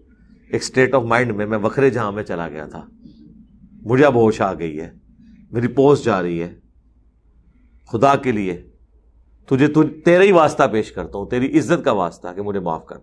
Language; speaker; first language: Urdu; native; Urdu